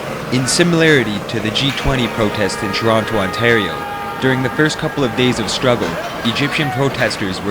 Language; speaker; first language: English; native; English